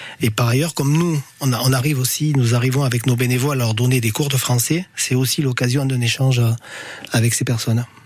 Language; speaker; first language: French; native; French